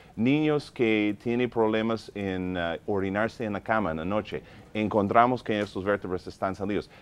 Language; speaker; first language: Spanish; non-native, fluent; English